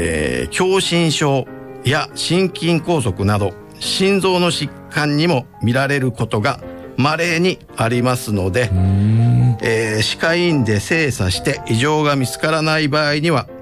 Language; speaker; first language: Japanese; native; Japanese